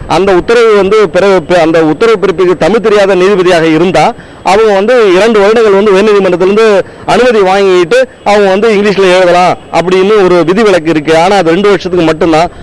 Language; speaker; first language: Tamil; native; Tamil